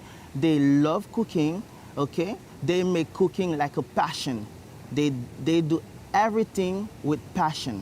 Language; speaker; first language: English; non-native, learner; Haitian Creole